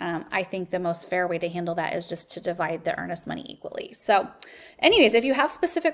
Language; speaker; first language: English; native; English